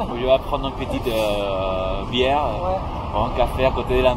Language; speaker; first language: French; non-native, fluent; Spanish